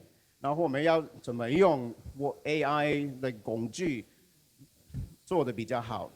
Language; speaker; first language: Chinese; non-native, fluent; Swedish